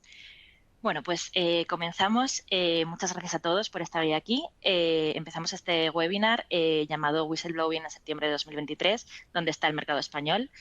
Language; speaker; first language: Spanish; native; Spanish